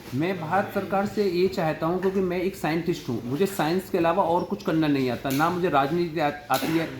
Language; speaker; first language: Hindi; native; Hindi